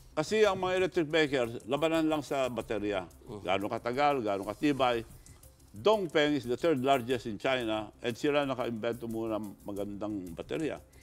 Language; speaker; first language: Filipino; non-native, local second language; Iloko